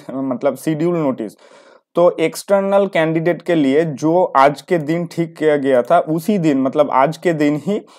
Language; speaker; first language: Hindi; non-native, local second language; Bangla